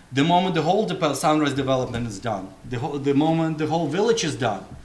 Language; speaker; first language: English; non-native, fluent; Russian